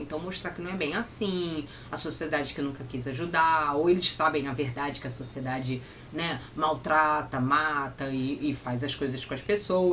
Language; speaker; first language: Portuguese; native; Portuguese